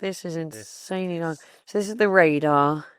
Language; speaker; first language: English; native; English